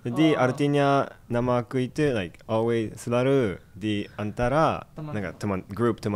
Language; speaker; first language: Indonesian; non-native, fluent; Japanese